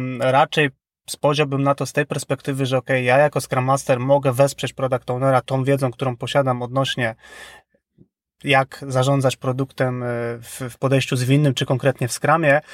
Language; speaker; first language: Polish; native; Polish